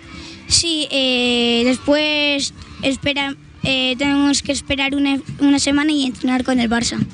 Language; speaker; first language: Spanish; early bilingual, heritage; Spanish